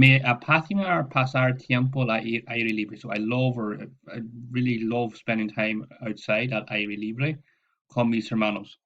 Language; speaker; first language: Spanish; non-native, fluent; English